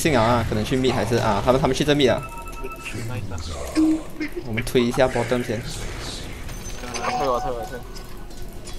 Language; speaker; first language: Chinese; native; Chinese